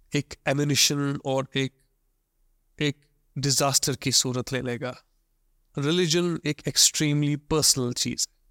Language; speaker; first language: Hindi; non-native, local second language; Kashmiri